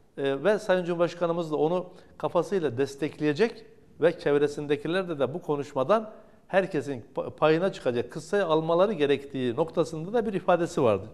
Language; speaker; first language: Turkish; native; Turkish